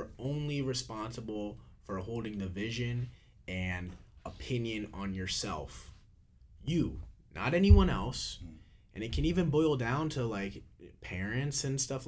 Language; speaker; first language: English; native; English